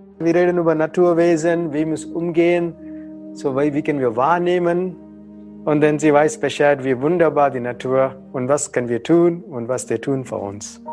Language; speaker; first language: German; non-native, learner; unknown